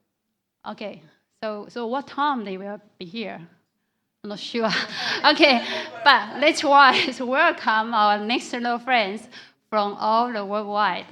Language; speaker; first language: English; non-native, learner; Chinese